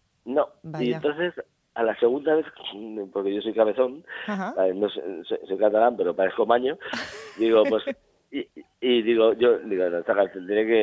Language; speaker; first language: Spanish; native; Spanish